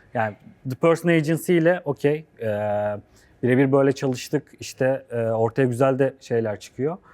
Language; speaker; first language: Turkish; native; Turkish